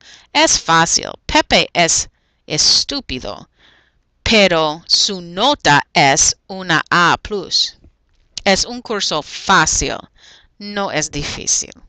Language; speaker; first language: Spanish; non-native, fluent; English